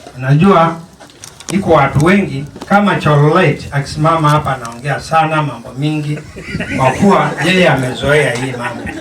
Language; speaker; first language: Swahili; non-native, local second language; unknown